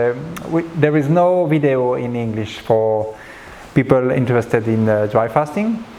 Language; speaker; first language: English; non-native, learner; French